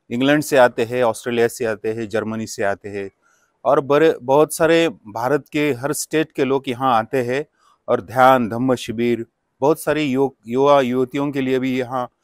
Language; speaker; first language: Hindi; non-native, local second language; Marathi